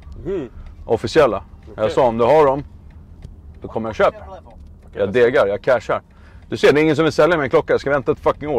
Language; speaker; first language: Swedish; native; Swedish